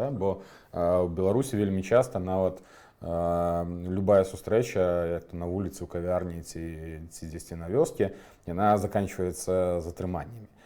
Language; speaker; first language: Belarusian; native; Belarusian